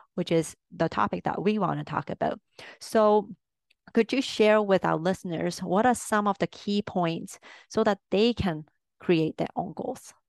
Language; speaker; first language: English; early bilingual, other home language; Cantonese